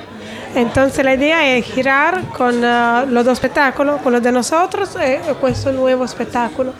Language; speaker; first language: Spanish; non-native, fluent; Italian